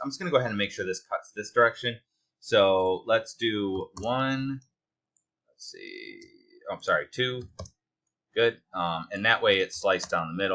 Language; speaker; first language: English; native; English